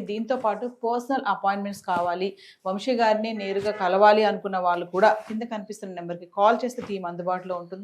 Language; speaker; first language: Telugu; native; Telugu